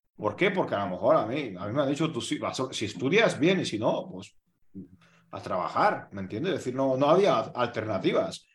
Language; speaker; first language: Spanish; non-native, fluent; Hungarian